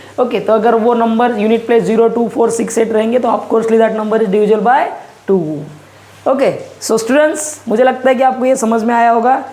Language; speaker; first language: Hindi; non-native, local second language; Marathi